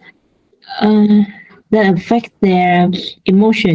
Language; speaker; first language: English; non-native, learner; Vietnamese